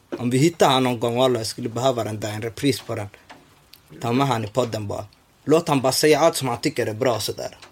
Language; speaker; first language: Swedish; early bilingual, other home language; Somali